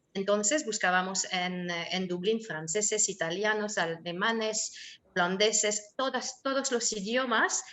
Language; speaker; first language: Spanish; non-native, fluent; French